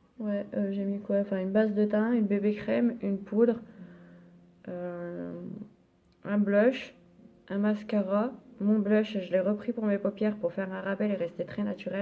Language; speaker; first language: French; native; French